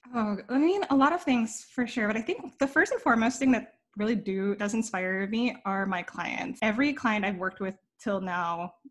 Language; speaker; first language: English; native; English